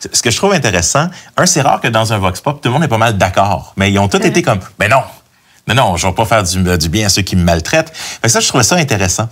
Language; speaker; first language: French; native; French